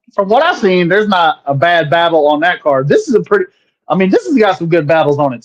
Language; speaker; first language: English; native; English